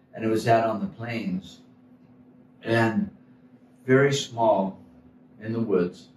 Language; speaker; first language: English; native; English